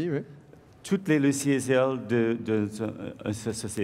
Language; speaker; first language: French; non-native, learner; English